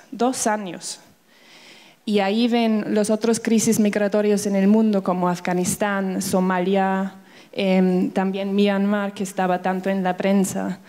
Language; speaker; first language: Spanish; non-native, fluent; German